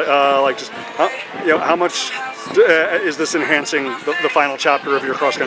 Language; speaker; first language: English; native; English